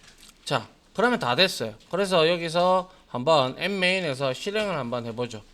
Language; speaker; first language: Korean; native; Korean